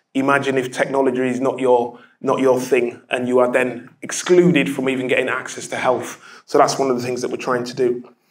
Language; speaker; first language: English; native; English